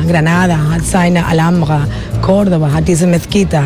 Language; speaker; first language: German; non-native, fluent; Spanish